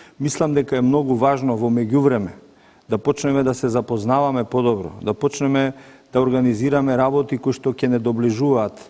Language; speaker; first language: Macedonian; native; Macedonian